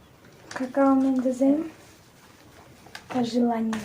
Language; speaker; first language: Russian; non-native, local second language; Tajik